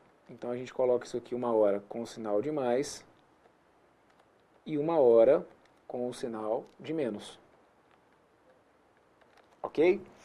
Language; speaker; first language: Portuguese; native; Portuguese